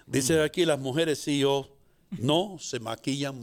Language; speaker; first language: Spanish; native; Spanish